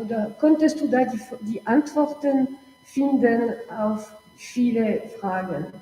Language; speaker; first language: German; non-native, local second language; French